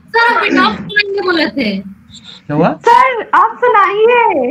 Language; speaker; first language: Hindi; non-native, local second language; Bangla